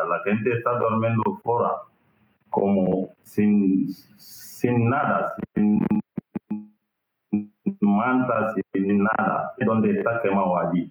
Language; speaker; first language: Spanish; non-native, learner; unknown